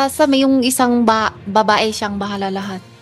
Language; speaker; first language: Filipino; non-native, learner; Chinese